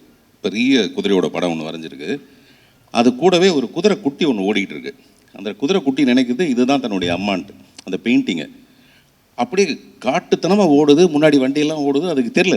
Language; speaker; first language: Tamil; native; Tamil